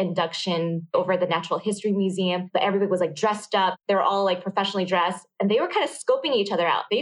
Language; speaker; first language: English; early bilingual, other home language; Vietnamese